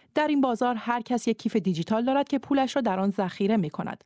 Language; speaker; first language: Persian; native; Persian